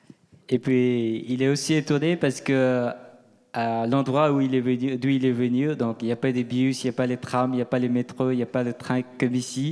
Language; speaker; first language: French; non-native, fluent; Nepali